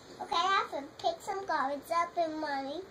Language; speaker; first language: English; native; English